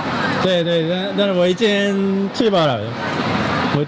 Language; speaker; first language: Chinese; non-native, learner; Japanese